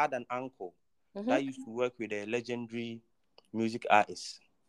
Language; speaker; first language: English; non-native, local second language; Akan